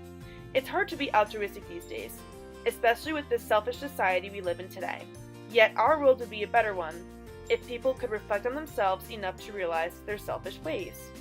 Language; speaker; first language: English; native; English